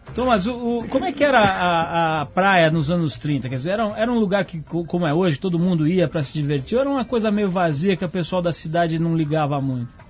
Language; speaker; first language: Portuguese; native; Portuguese